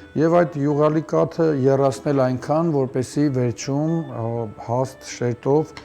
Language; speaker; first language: Armenian; native; Armenian